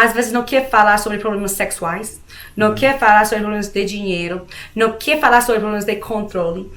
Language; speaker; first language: Portuguese; non-native, fluent; Spanish